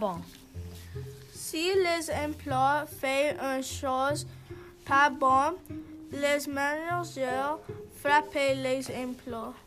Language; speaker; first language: French; non-native, learner; English